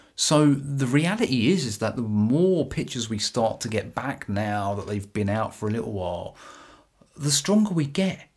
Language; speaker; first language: English; native; English